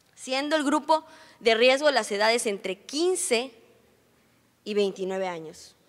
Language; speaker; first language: Spanish; native; Spanish